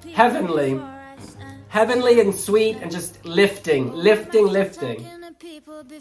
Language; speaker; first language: English; native; English